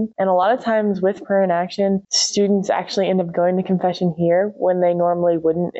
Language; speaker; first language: English; native; English